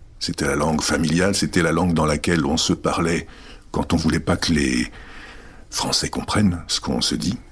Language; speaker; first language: French; early bilingual, other home language; Czech